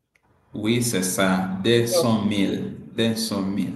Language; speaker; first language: French; non-native, learner; Swahili